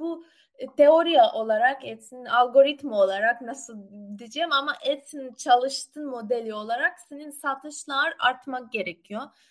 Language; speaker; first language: Turkish; non-native, learner; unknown